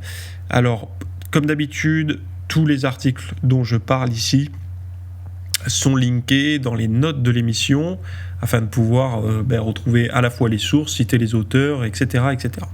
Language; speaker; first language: French; native; French